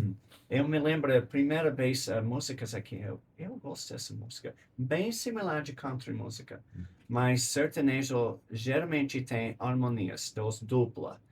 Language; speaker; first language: Portuguese; non-native, learner; English